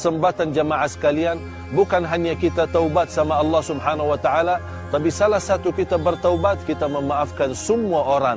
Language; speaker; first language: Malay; non-native, fluent; Arabic